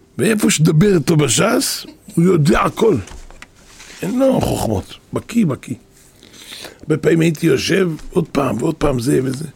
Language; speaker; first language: Hebrew; native; Hebrew